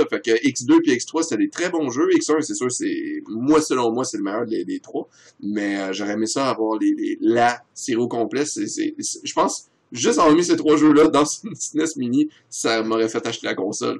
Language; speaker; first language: French; native; French